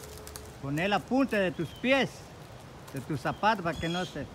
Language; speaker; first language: Spanish; native; Spanish